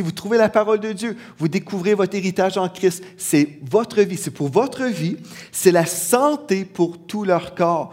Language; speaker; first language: French; native; French